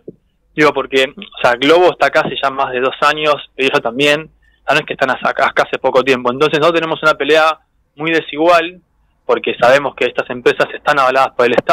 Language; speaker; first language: Spanish; native; Spanish